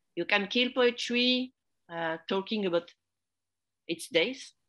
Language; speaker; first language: English; non-native, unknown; French